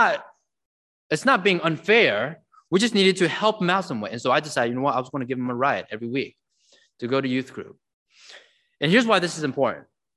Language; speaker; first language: English; native; English